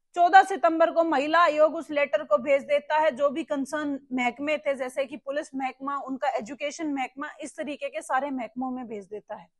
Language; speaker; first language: Hindi; native; Hindi